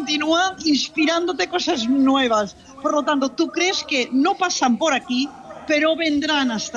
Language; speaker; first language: Spanish; non-native, local second language; Catalan